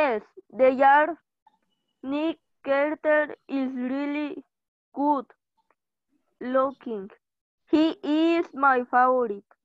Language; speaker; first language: English; non-native, learner; Spanish